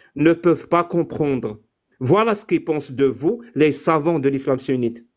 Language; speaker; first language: French; non-native, local second language; Arabic